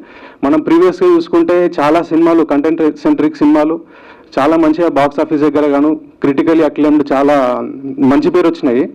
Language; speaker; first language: Telugu; native; Telugu